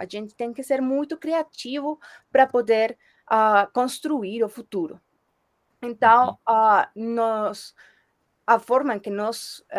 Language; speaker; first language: Portuguese; non-native, fluent; Spanish